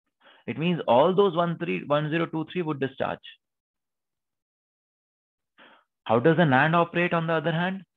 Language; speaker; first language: English; non-native, local second language; Hindi